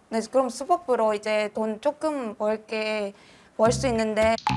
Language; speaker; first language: Korean; non-native, fluent; Vietnamese